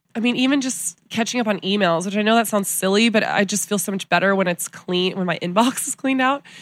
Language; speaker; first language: English; native; English